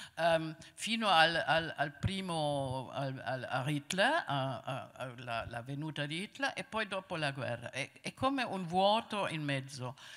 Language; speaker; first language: Italian; non-native, fluent; German